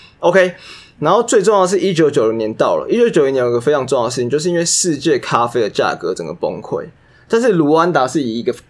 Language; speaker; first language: Chinese; native; Chinese